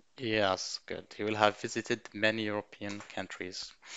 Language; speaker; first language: English; non-native, fluent; Arabic